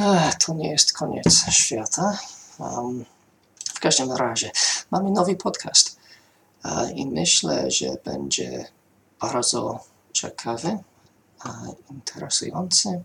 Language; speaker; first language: Polish; non-native, fluent; English